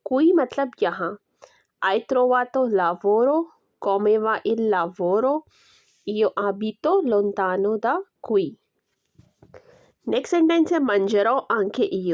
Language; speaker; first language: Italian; non-native, learner; Urdu